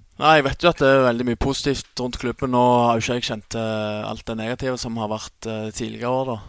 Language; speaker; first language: Norwegian; native; Norwegian